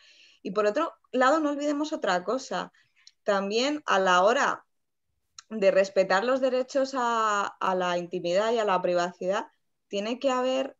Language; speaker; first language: Spanish; native; Spanish